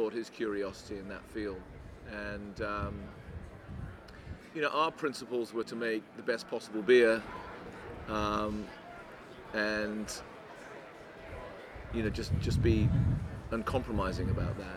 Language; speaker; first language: English; native; English